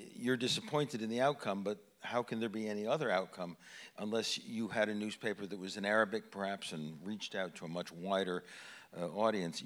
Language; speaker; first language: English; native; English